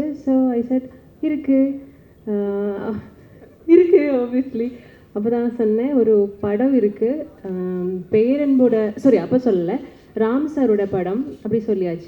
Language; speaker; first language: Tamil; non-native, learner; Malayalam